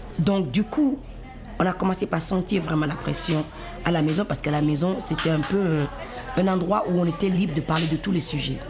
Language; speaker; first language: French; non-native, local second language; Fon